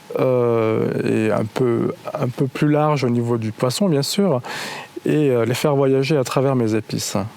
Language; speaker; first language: French; non-native, local second language; Arabic